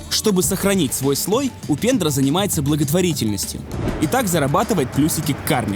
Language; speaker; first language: Russian; native; Russian